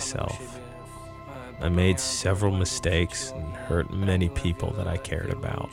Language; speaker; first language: English; non-native, fluent; Polish